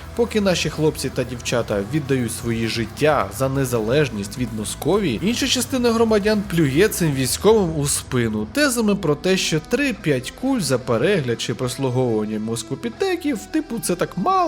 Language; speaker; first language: Ukrainian; native; Ukrainian